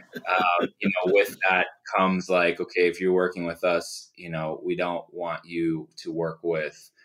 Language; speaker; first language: English; native; English